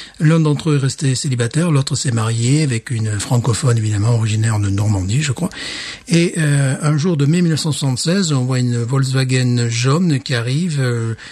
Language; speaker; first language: French; native; French